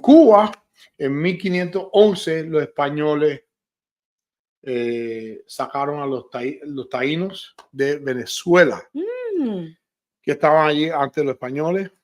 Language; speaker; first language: Spanish; early bilingual, heritage; Spanish